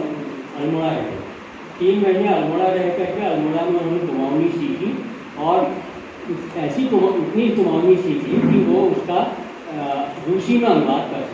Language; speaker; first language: Hindi; native; Hindi